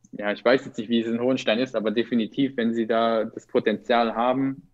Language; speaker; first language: German; native; German